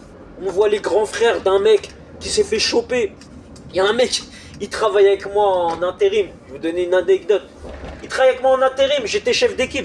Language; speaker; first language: French; native; French